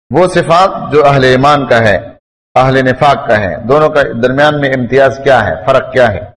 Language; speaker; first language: Urdu; non-native, local second language; Pashto